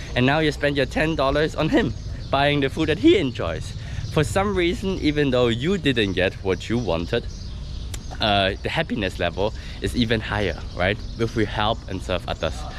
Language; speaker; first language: English; non-native, fluent; German